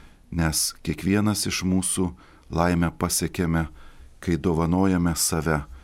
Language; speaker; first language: Lithuanian; native; Lithuanian